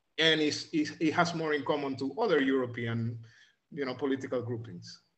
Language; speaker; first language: English; non-native, fluent; Spanish